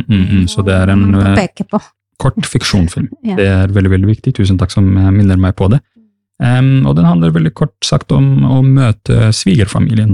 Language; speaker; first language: Norwegian; early bilingual, other home language; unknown